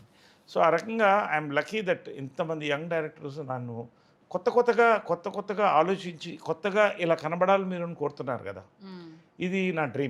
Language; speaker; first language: Telugu; native; Telugu